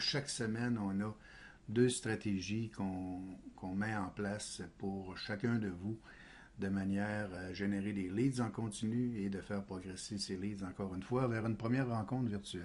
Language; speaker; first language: French; native; French